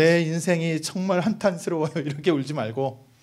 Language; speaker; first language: Korean; native; Korean